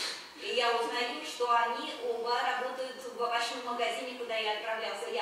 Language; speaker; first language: Italian; non-native, fluent; Russian